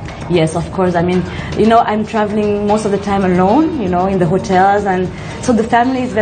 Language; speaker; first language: English; non-native, fluent; French